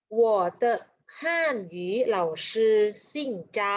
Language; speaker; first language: Chinese; non-native, fluent; Thai